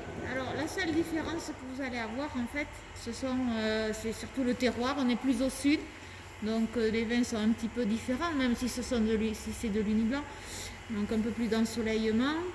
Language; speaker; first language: French; native; French